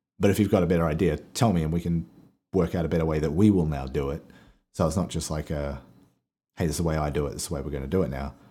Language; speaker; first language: English; native; English